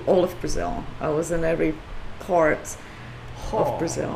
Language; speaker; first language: English; non-native, fluent; Swiss German